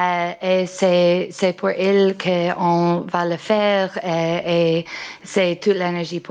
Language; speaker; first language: French; non-native, learner; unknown